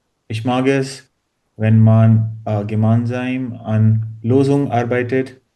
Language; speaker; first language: German; non-native, learner; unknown